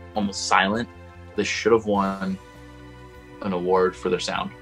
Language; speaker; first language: English; native; English